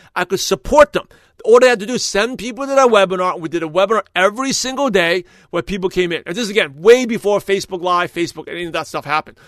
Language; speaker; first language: English; native; English